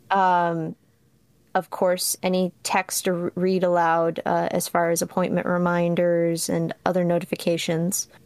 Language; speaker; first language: English; native; English